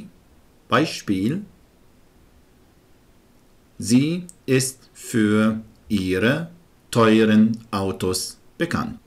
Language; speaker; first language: German; non-native, fluent; Arabic